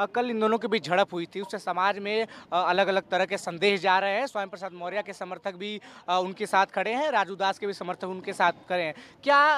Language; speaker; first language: Hindi; native; Hindi